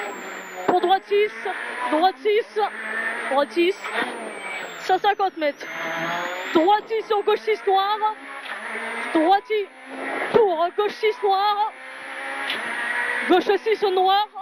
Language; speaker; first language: French; native; French